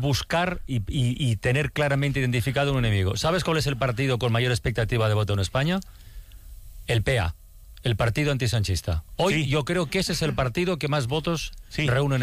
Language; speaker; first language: Spanish; native; Spanish